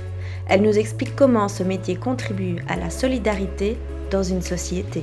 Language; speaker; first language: French; native; French